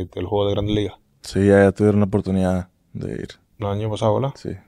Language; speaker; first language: English; non-native, fluent; Spanish